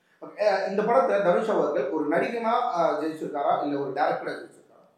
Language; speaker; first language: Tamil; native; Tamil